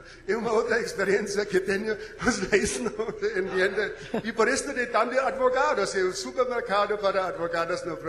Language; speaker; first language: Portuguese; non-native, fluent; German